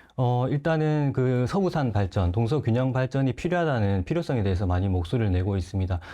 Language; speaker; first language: Korean; native; Korean